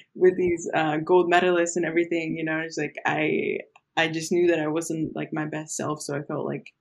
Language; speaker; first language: English; early bilingual, other home language; Portuguese